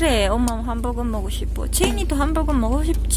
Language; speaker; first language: Korean; non-native, learner; Filipino